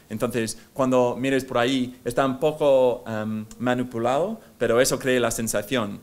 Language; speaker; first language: Spanish; non-native, fluent; English